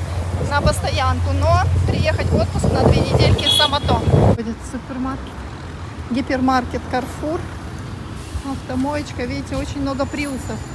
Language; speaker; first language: Russian; native; Russian